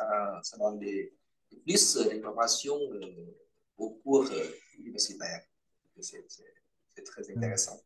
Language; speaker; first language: French; non-native, fluent; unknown